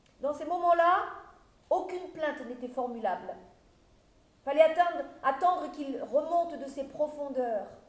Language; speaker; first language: French; native; French